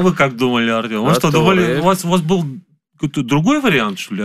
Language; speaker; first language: Russian; native; Russian